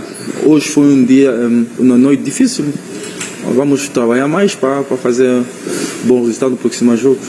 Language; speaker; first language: Portuguese; non-native, learner; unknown